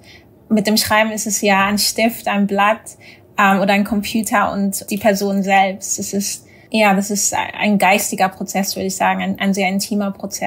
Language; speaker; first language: German; early bilingual, other home language; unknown